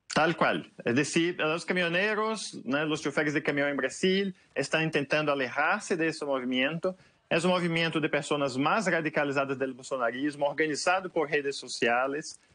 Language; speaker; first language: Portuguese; native; Portuguese